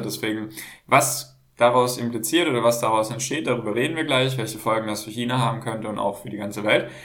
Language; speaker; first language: German; native; German